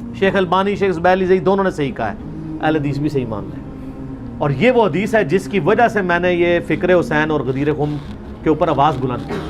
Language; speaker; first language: Urdu; non-native, local second language; Punjabi